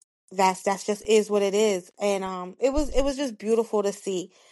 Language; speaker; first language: English; early bilingual, other home language; Spanish